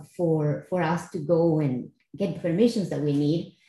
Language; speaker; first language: English; non-native, fluent; Spanish